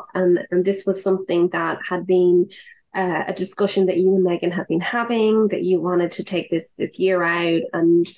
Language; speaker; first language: English; native; English